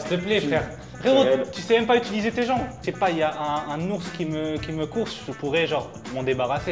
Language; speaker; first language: French; native; French